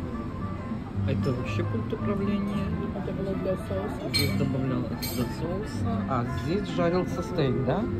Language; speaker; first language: Russian; native; Russian